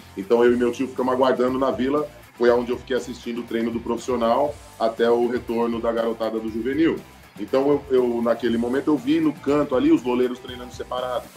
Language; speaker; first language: Portuguese; early bilingual, heritage; Portuguese